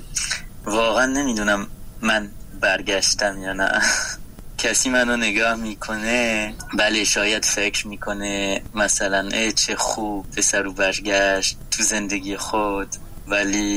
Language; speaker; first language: Persian; non-native, fluent; French